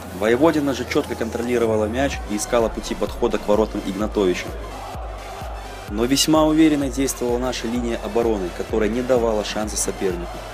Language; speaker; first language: Russian; native; Russian